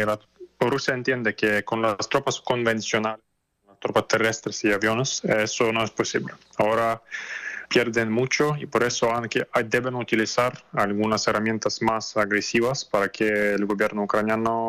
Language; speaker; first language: Spanish; non-native, fluent; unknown